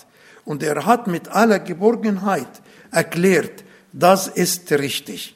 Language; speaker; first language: German; non-native, learner; Arabic